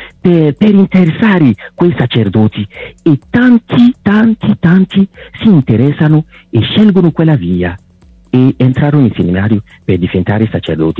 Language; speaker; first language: Italian; non-native, local second language; French